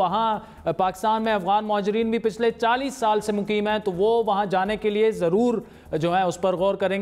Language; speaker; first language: Urdu; native; Urdu